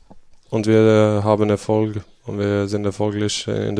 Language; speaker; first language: German; non-native, fluent; Swedish